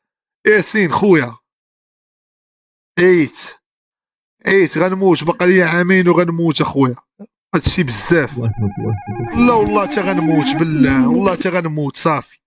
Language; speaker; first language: Arabic; native; Arabic